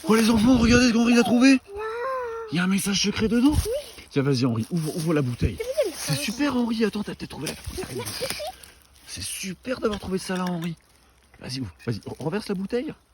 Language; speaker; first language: French; native; French